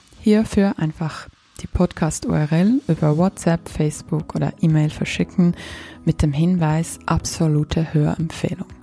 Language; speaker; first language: German; native; German